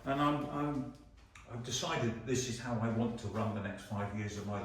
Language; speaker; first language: English; native; English